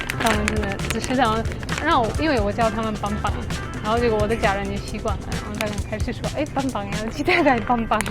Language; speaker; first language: Chinese; non-native, fluent; Polish